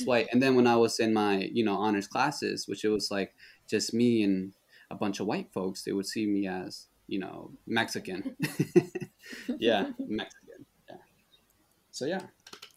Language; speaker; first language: English; early bilingual, other home language; Spanish